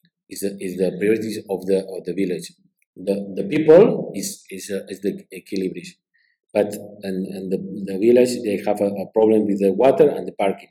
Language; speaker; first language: English; non-native, learner; Spanish